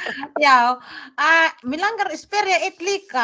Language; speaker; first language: Icelandic; non-native, learner; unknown